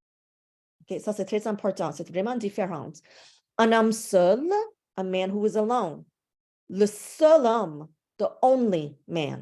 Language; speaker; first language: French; non-native, fluent; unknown